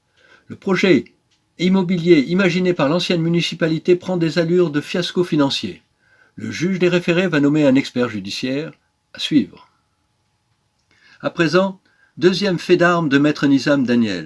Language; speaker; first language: French; native; French